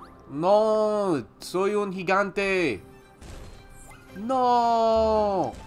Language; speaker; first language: Spanish; non-native, learner; English